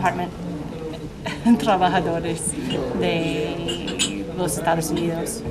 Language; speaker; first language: Spanish; non-native, learner; English